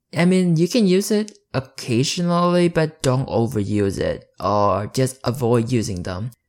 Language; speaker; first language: English; early bilingual, other home language; Vietnamese